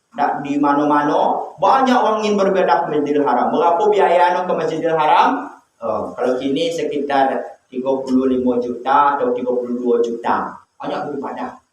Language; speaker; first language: Malay; non-native, local second language; Minangkabau